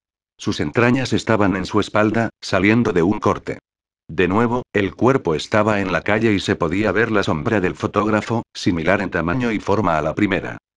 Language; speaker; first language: Spanish; native; Spanish